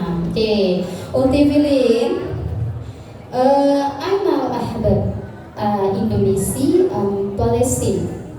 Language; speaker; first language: Arabic; non-native, learner; Indonesian